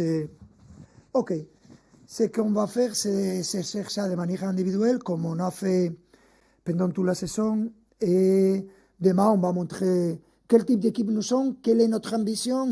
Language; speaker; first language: French; non-native, fluent; Spanish